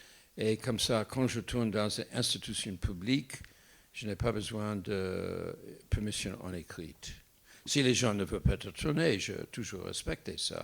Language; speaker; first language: French; non-native, fluent; English